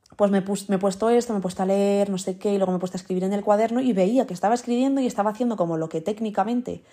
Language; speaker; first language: Spanish; early bilingual, other home language; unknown